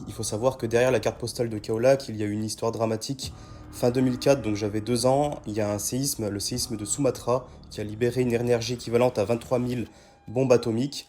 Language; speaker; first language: French; native; French